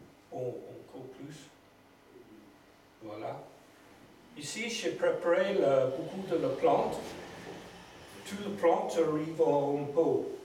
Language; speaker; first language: French; non-native, learner; English